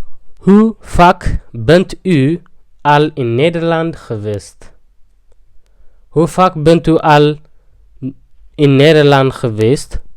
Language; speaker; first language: Dutch; non-native, fluent; Tigrinya